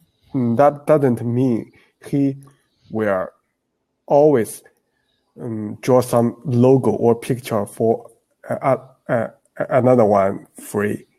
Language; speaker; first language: English; non-native, learner; Chinese